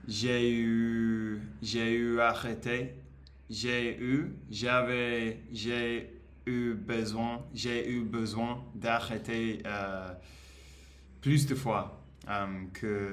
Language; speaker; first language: French; non-native, learner; Spanish